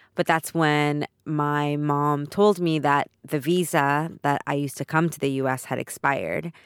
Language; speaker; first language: English; early bilingual, other home language; Spanish